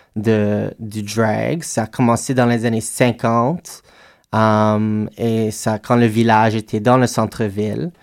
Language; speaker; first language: French; native; French